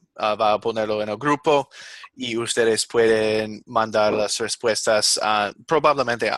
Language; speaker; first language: Spanish; non-native, fluent; English